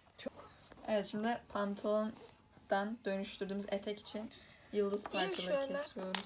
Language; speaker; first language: Turkish; native; Turkish